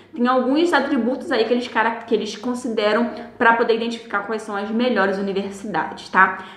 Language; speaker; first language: Portuguese; native; Portuguese